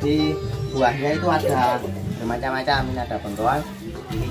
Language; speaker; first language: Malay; non-native, local second language; Javanese